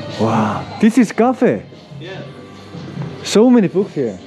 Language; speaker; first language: English; non-native, learner; Korean